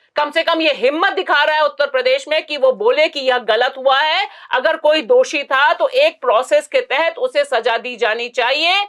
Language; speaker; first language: Hindi; native; Hindi